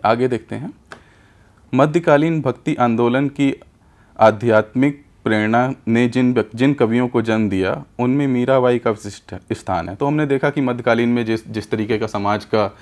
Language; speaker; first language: Hindi; native; Hindi